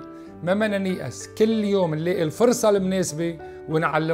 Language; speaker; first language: Arabic; native; Arabic